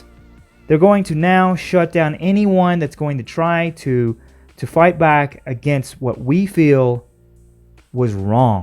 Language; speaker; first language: English; native; English